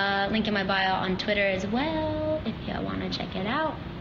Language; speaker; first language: English; early bilingual, other home language; Spanish